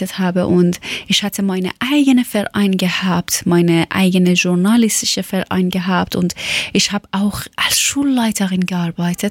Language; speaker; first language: German; non-native, learner; Persian